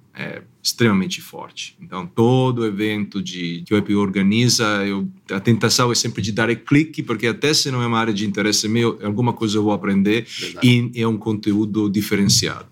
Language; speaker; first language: Portuguese; non-native, fluent; Italian